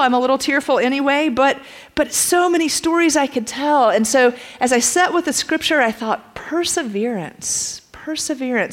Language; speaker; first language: English; native; English